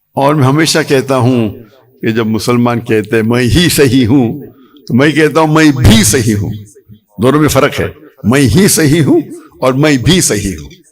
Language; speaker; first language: Urdu; non-native, local second language; Konkani